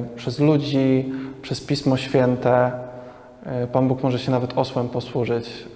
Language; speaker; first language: Polish; native; Polish